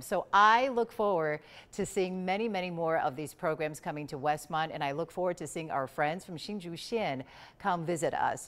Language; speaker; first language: English; early bilingual, other home language; Chinese